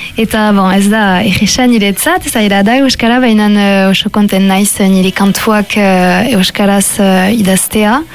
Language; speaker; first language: Basque; non-native, local second language; French